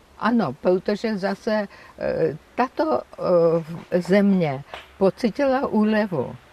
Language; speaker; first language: Czech; non-native, fluent; Georgian